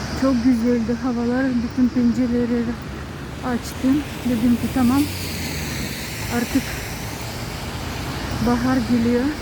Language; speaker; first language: Turkish; non-native, fluent; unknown